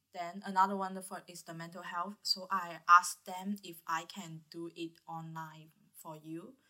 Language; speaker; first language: English; non-native, learner; Chinese